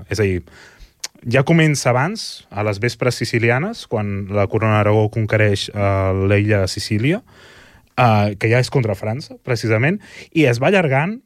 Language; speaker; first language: Catalan; native; Catalan